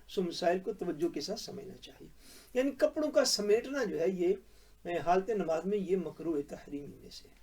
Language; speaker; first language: Urdu; non-native, local second language; Punjabi